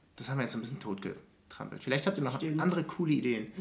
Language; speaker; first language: German; native; German